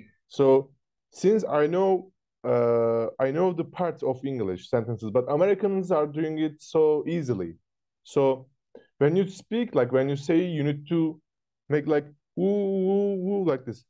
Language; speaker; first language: English; non-native, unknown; Turkish